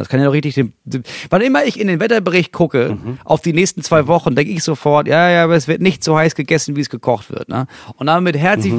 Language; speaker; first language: German; native; German